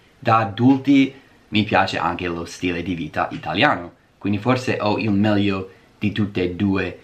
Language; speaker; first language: Italian; non-native, fluent; English